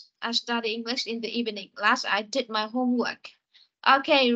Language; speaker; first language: English; non-native, fluent; Vietnamese